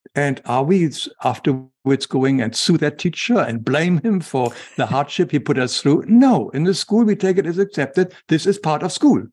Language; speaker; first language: English; non-native, fluent; German